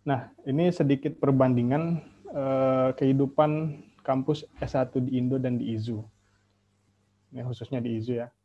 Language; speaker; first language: Indonesian; native; Indonesian